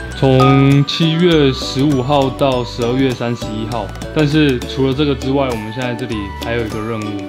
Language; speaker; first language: Chinese; native; Chinese